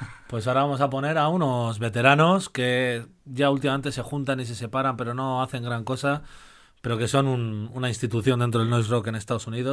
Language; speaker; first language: Spanish; native; Spanish